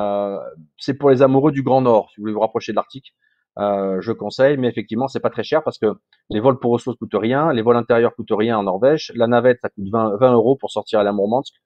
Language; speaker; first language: French; native; French